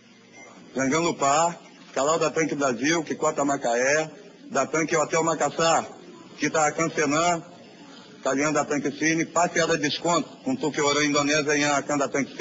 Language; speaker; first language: Indonesian; non-native, learner; Portuguese